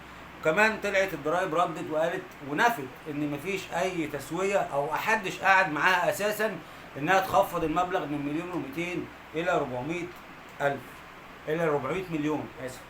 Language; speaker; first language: Arabic; native; Arabic